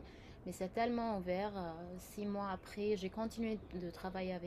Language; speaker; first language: French; non-native, fluent; Arabic